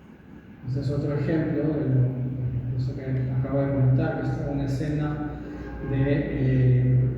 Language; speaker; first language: Spanish; native; Spanish